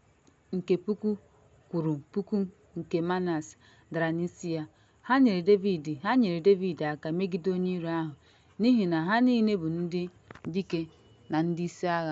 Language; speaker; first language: Igbo; native; Igbo